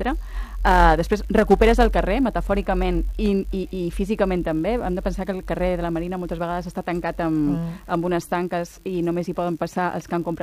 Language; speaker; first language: Catalan; native; Catalan